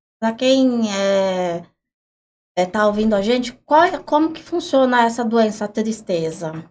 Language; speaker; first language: Portuguese; native; Portuguese